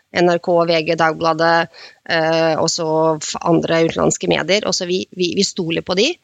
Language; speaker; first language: Norwegian; non-native, fluent; Russian